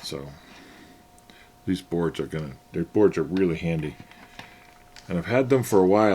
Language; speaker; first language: English; native; English